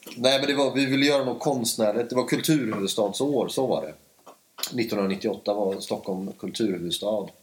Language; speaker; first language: Swedish; native; Swedish